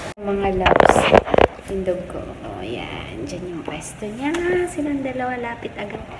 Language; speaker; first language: Filipino; native; Filipino